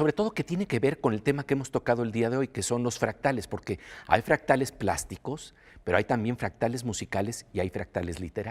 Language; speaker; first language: Spanish; native; Spanish